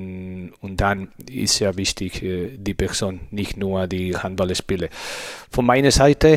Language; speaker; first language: German; non-native, learner; Spanish